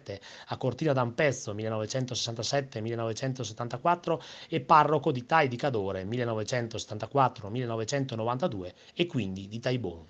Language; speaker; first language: Italian; native; Italian